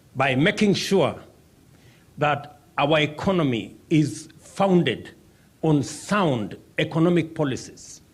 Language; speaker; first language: English; non-native, local second language; Kalenjin